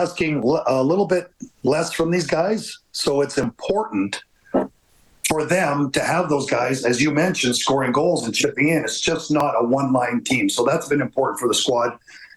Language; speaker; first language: English; native; English